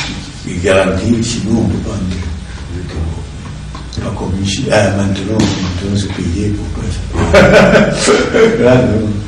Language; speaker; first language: French; non-native, learner; Japanese